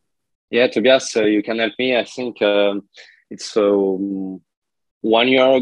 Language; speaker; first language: English; non-native, learner; French